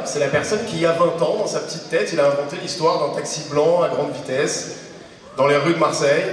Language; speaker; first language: French; native; French